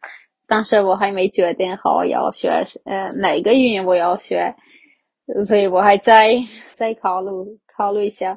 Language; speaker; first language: Chinese; non-native, fluent; Armenian